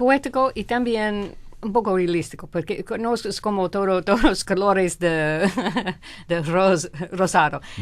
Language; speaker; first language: Spanish; non-native, fluent; English